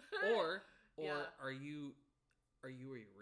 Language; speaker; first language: English; native; English